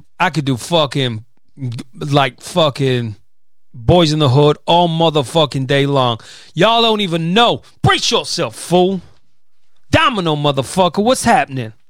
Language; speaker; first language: English; native; English